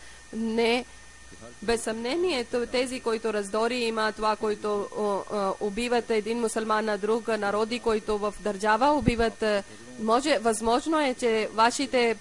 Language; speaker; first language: Bulgarian; non-native, learner; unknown